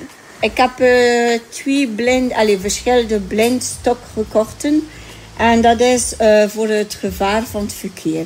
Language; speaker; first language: Dutch; non-native, local second language; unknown